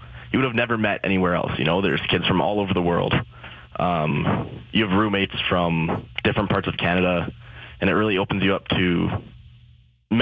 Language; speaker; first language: English; native; English